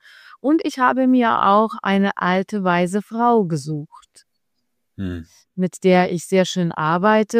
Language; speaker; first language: German; non-native, fluent; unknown